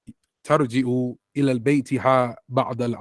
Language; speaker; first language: Arabic; non-native, learner; English